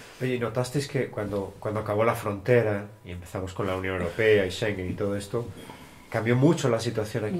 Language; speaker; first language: Spanish; native; Spanish